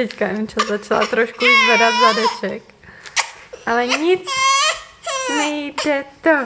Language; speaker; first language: Czech; native; Czech